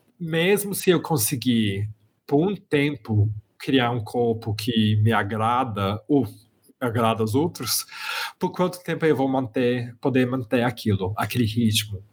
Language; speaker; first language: Portuguese; non-native, fluent; English